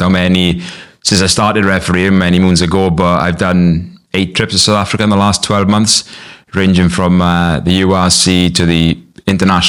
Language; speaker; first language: English; native; English